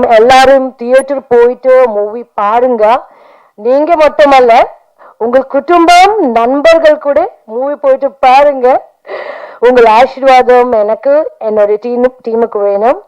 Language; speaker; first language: Tamil; non-native, learner; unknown